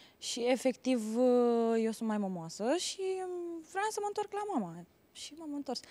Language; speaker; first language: Romanian; native; Romanian